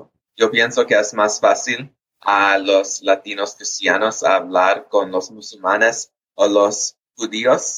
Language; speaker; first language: Spanish; early bilingual, heritage; English